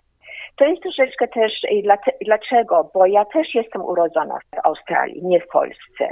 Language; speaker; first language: Polish; early bilingual, heritage; Polish